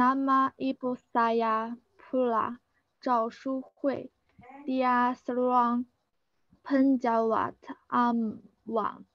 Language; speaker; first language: Indonesian; non-native, learner; Chinese